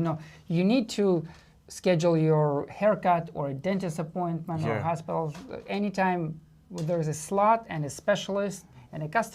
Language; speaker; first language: English; non-native, fluent; Russian